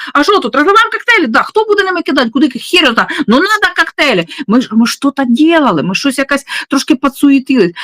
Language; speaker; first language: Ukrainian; non-native, local second language; Russian